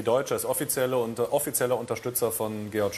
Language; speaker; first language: German; native; German